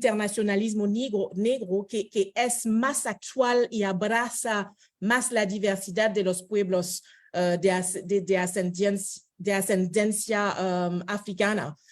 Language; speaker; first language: Spanish; non-native, fluent; French